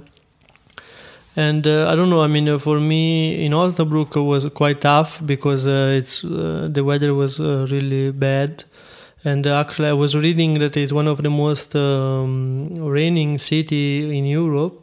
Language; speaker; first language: English; non-native, fluent; Italian